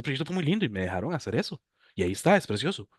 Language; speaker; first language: Spanish; native; Spanish